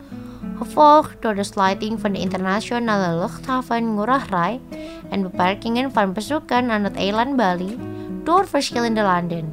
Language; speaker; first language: Dutch; non-native, fluent; Indonesian